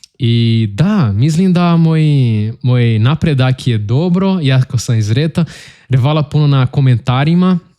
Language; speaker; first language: Bosnian; non-native, learner; Portuguese